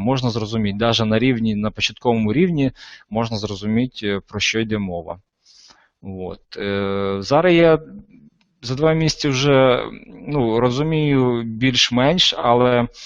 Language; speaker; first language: Ukrainian; non-native, local second language; Russian